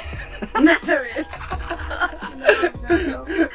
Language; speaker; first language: English; non-native, learner; Persian